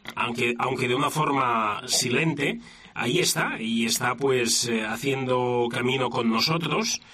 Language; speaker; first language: Spanish; non-native, local second language; Catalan